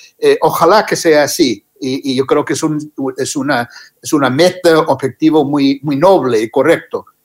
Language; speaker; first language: Spanish; non-native, fluent; English